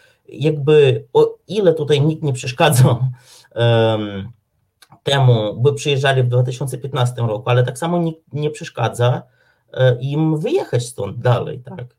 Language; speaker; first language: Polish; non-native, fluent; Ukrainian